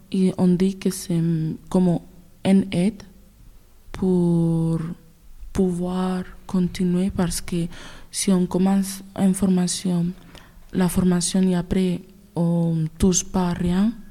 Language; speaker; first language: French; non-native, learner; Spanish